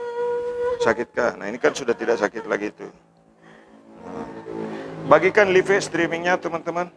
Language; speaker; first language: Indonesian; native; Indonesian